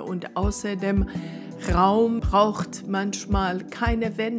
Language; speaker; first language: German; non-native, fluent; Persian